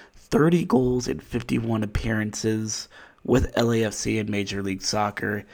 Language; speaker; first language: English; native; English